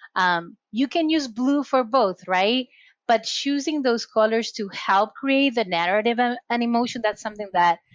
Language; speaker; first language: English; non-native, fluent; Spanish